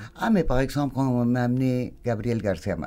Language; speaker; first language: French; non-native, fluent; Spanish